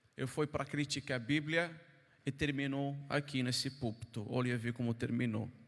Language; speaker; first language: Portuguese; non-native, fluent; Arabic